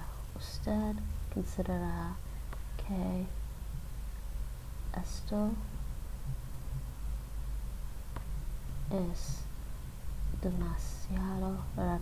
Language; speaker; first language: Spanish; non-native, learner; English